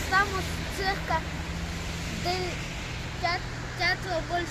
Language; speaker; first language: Spanish; non-native, learner; Russian